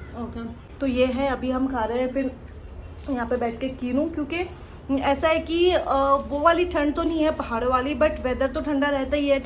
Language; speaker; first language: Hindi; native; Hindi